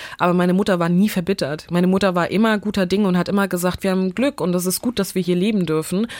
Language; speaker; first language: German; early bilingual, other home language; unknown